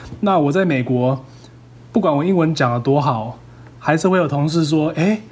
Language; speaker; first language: Chinese; early bilingual, heritage; Chinese